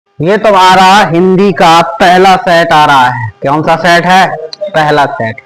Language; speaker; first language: Hindi; native; Hindi